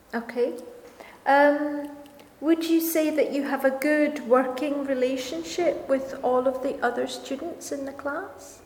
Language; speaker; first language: English; non-native, fluent; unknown